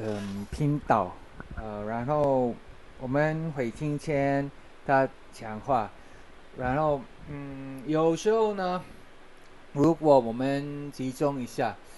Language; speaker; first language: Chinese; non-native, learner; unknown